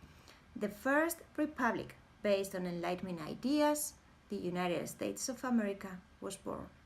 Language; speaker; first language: English; non-native, fluent; Spanish